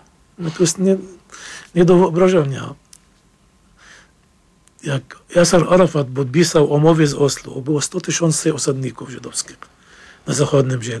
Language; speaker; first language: Polish; non-native, fluent; Arabic